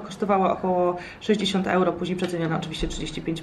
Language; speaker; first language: Polish; native; Polish